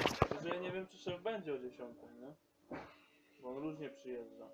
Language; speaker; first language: Polish; native; Polish